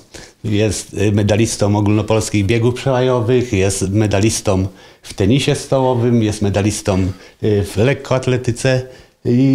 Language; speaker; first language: Polish; native; Polish